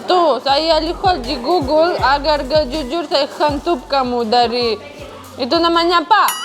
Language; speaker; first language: Indonesian; non-native, learner; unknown